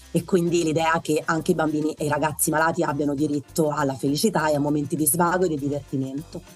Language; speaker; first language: Italian; native; Italian